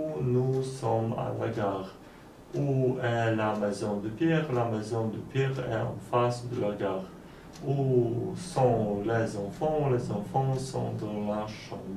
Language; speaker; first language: French; non-native, learner; Polish